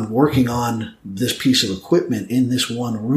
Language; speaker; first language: English; native; English